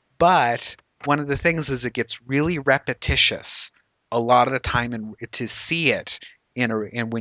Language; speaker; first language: English; native; English